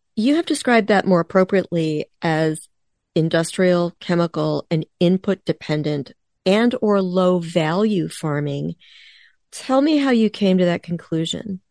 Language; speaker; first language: English; native; English